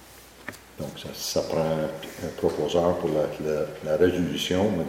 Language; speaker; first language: French; native; French